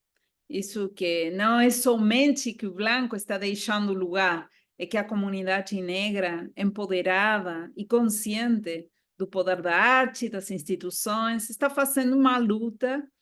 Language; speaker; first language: Portuguese; non-native, fluent; Spanish